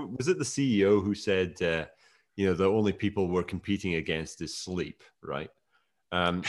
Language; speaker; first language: English; native; English